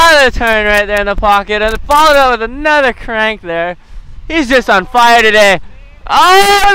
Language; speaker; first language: English; native; English